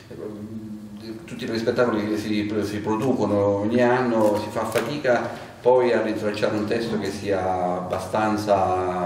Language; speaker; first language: Italian; native; Italian